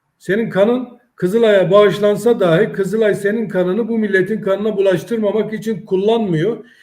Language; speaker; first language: Turkish; native; Turkish